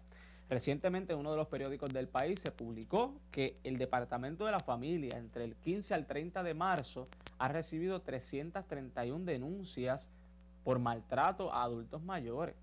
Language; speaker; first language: Spanish; native; Spanish